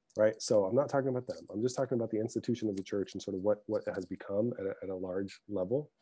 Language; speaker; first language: English; early bilingual, other home language; Arabic